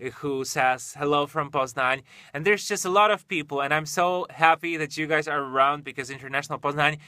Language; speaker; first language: English; non-native, fluent; Polish